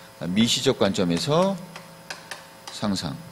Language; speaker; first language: Korean; native; Korean